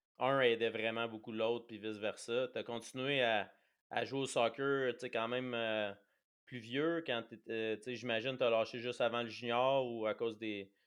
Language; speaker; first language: French; native; French